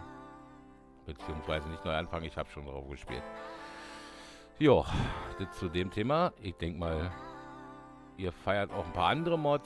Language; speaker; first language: German; native; German